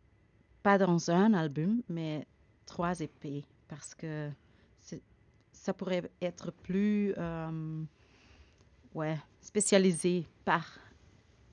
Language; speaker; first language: French; non-native, learner; Dutch